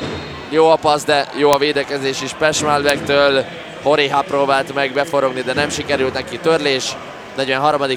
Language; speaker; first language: Hungarian; native; Hungarian